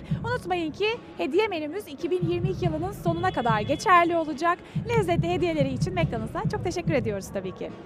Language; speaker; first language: Turkish; native; Turkish